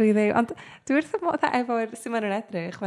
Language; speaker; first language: Welsh; native; Welsh